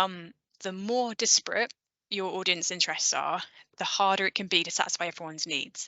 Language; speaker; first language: English; native; English